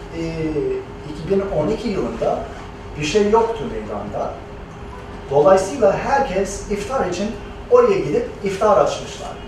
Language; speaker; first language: Turkish; non-native, fluent; English